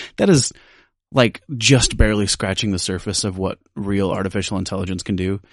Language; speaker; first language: English; native; English